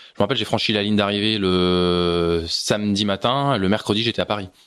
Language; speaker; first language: French; native; French